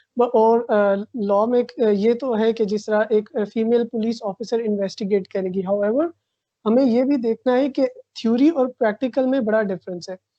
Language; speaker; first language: Urdu; non-native, local second language; Punjabi